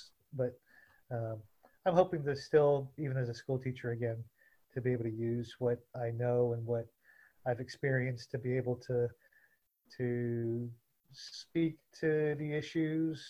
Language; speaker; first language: English; native; English